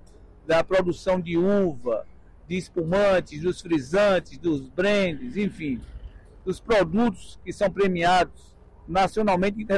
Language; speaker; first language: Portuguese; native; Portuguese